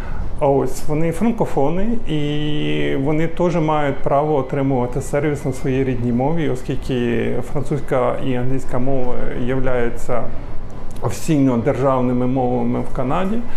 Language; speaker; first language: Ukrainian; native; Ukrainian